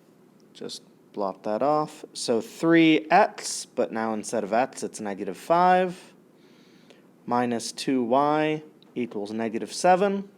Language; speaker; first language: English; native; English